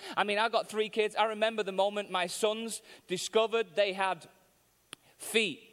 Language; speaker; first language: English; native; English